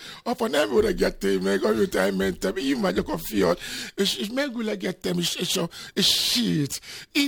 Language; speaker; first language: Hungarian; non-native, fluent; Yoruba